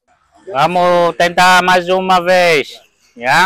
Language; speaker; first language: Portuguese; non-native, learner; Vietnamese